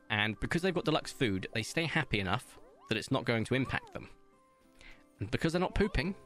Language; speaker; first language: English; native; English